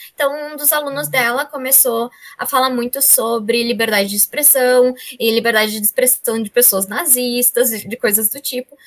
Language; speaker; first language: Portuguese; native; Portuguese